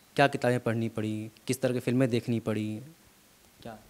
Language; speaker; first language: Hindi; native; Hindi